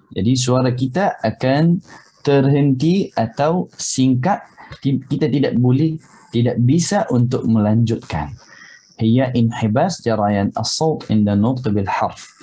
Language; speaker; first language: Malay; non-native, fluent; Arabic